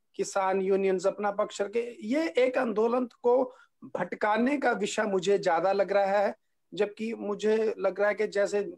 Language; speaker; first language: Hindi; native; Hindi